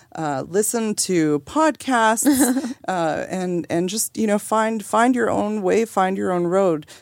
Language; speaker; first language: English; native; English